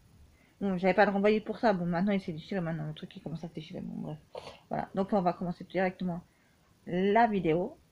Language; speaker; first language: French; native; French